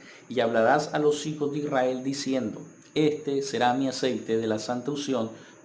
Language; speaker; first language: Spanish; native; Spanish